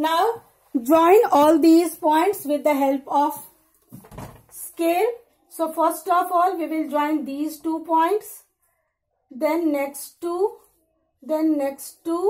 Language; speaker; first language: English; non-native, local second language; Hindi